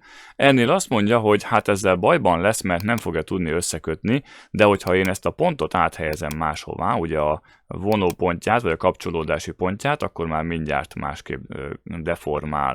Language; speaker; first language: Hungarian; native; Hungarian